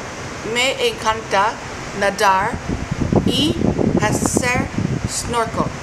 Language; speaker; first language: Spanish; non-native, learner; English